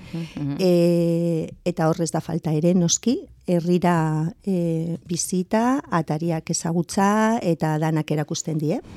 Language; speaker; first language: Basque; non-native, local second language; Spanish